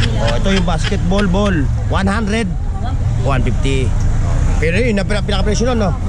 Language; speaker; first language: Filipino; native; Filipino